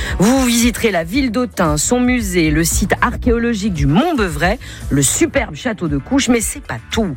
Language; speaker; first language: French; native; French